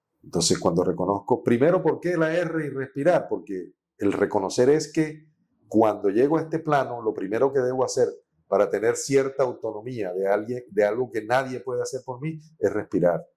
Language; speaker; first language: Spanish; native; Spanish